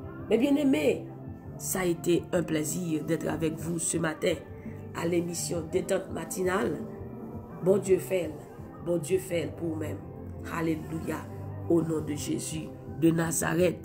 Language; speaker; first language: French; native; French